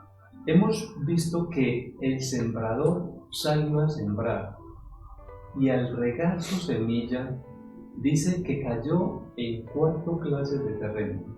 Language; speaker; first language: Spanish; native; Spanish